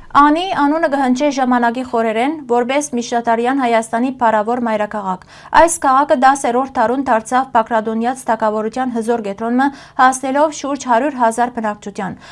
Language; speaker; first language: Armenian; early bilingual, heritage; Armenian